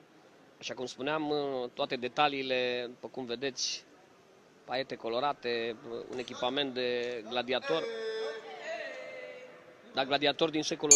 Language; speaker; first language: Romanian; native; Romanian